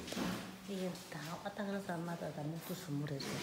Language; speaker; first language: Korean; native; Korean